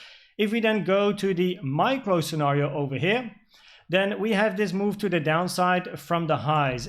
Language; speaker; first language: English; non-native, fluent; Dutch